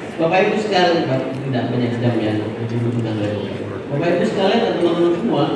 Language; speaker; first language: Indonesian; non-native, local second language; Madurese